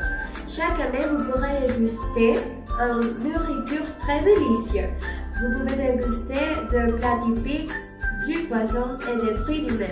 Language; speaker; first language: French; non-native, learner; Spanish